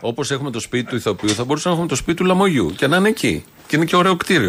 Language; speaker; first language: Greek; native; Greek